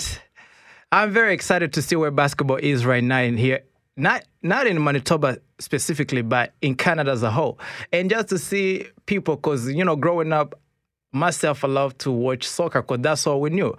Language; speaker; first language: English; non-native, local second language; Kinyarwanda